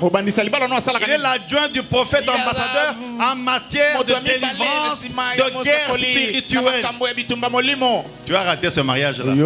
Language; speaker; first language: French; non-native, local second language; Lingala